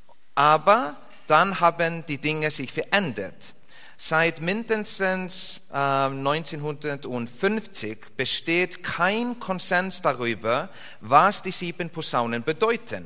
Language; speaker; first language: German; non-native, fluent; Icelandic